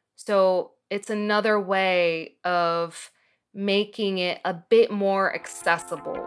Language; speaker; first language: English; early bilingual, other home language; Arabic